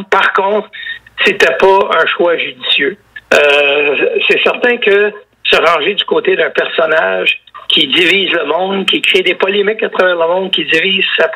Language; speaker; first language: French; native; French